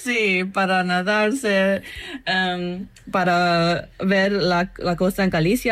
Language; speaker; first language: Spanish; non-native, fluent; English